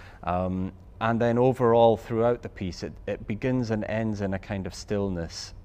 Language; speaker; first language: English; native; English